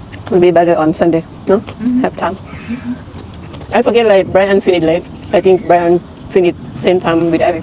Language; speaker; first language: English; non-native, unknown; Thai